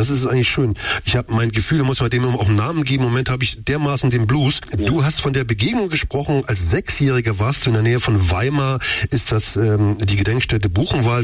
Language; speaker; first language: German; native; German